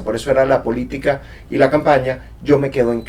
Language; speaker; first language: Spanish; native; Spanish